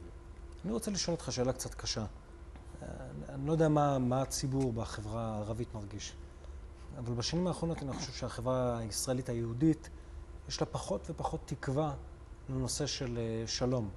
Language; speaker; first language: Hebrew; native; Hebrew